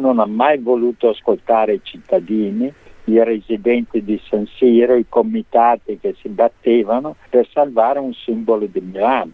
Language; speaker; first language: Italian; native; Italian